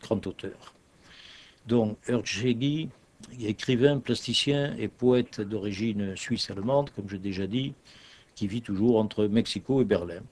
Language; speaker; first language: French; native; French